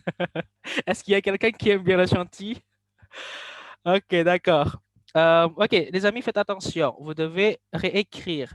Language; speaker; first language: French; non-native, fluent; Indonesian